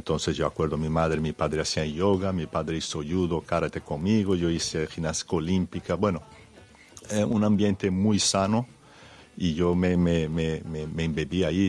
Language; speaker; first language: Spanish; early bilingual, heritage; Spanish